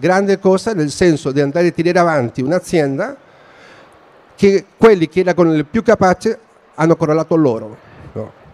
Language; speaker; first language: Italian; non-native, fluent; Spanish